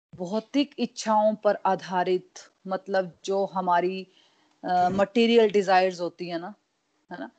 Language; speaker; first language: Hindi; non-native, local second language; Punjabi